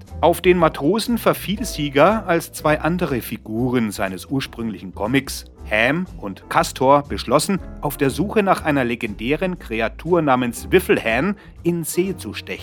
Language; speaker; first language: German; native; German